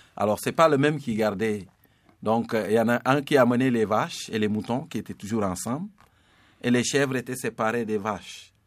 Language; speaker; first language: French; non-native, local second language; Serer